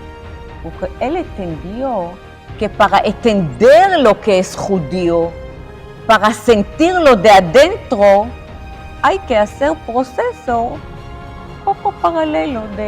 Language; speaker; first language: Spanish; non-native, fluent; Hebrew